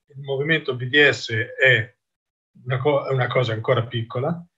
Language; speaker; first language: Italian; native; Italian